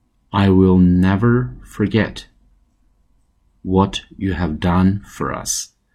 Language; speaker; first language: English; non-native, fluent; Chinese